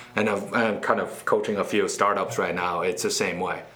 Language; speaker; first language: English; non-native, fluent; Chinese